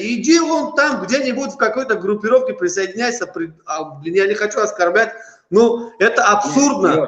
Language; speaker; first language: Russian; non-native, local second language; Tajik